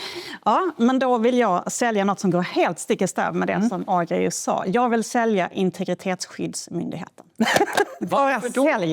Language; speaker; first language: Swedish; native; Swedish